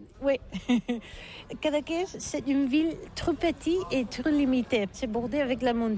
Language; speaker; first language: French; non-native, learner; Catalan